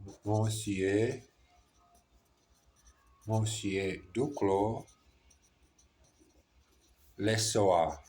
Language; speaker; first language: French; non-native, learner; Portuguese